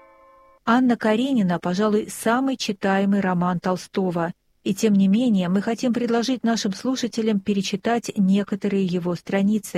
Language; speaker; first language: Russian; native; Russian